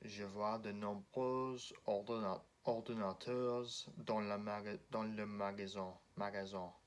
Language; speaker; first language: French; non-native, learner; English